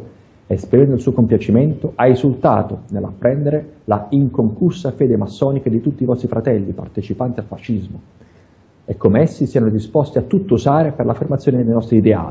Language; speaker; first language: Italian; native; Italian